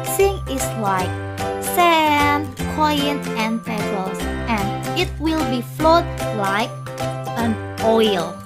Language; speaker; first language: English; non-native, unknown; Indonesian